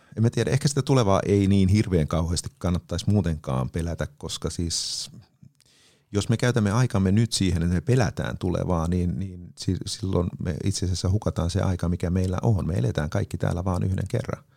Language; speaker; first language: Finnish; native; Finnish